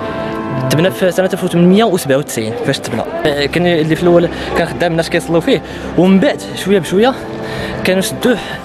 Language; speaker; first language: Arabic; native; Arabic